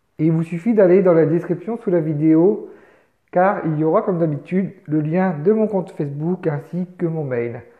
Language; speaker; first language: French; native; French